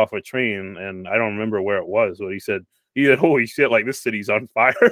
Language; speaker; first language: English; native; English